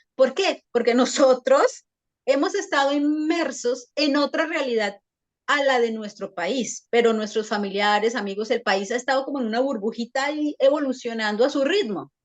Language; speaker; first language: Spanish; native; Spanish